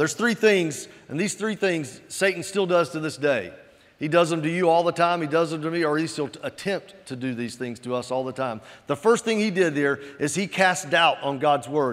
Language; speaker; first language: English; native; English